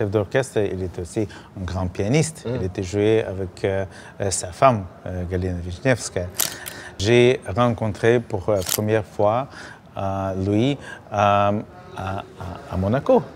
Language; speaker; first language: French; non-native, learner; Russian